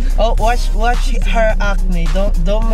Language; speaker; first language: English; non-native, learner; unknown